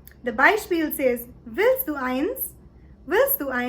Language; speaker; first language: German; non-native, learner; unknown